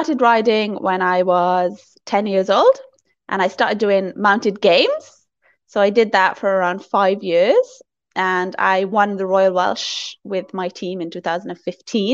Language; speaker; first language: English; native; English